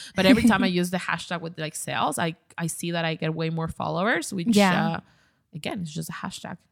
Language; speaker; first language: English; non-native, fluent; Spanish